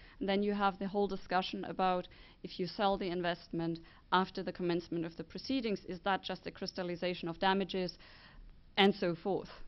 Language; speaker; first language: English; non-native, fluent; German